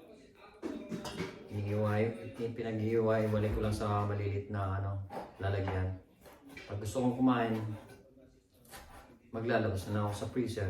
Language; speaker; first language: Filipino; native; Filipino